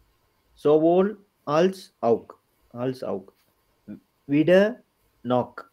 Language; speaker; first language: German; non-native, learner; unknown